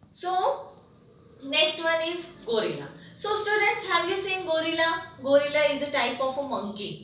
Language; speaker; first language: English; non-native, local second language; Marathi